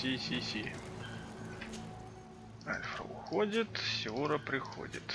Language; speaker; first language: Russian; native; Russian